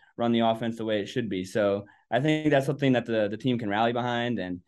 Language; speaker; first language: English; native; English